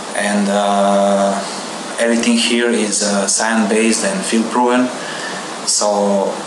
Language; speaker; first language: English; non-native, learner; Serbian